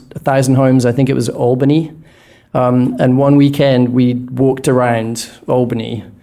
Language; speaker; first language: English; native; English